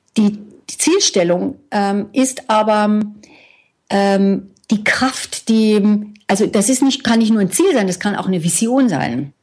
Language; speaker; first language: German; native; German